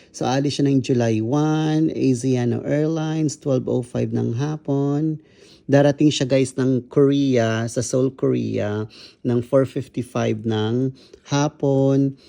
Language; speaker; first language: Filipino; non-native, local second language; Kinaray-a